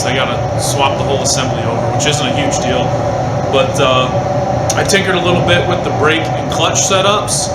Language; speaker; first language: English; native; English